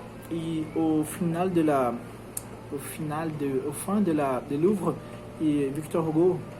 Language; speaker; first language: French; non-native, learner; Portuguese